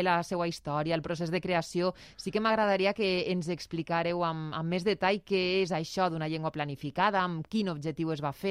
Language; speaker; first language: Catalan; native; Catalan